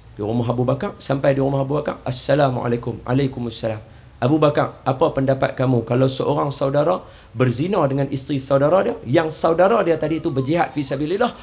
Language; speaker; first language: Malay; native; Malay